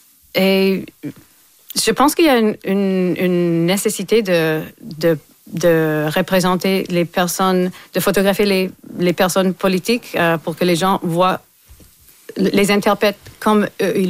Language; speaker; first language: French; non-native, local second language; English